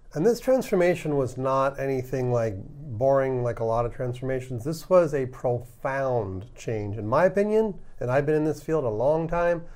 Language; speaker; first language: English; early bilingual, other home language; Ukrainian